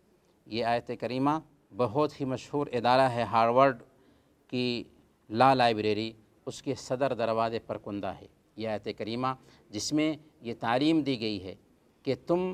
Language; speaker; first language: Urdu; native; Urdu